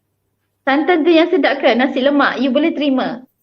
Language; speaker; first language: Malay; native; Malay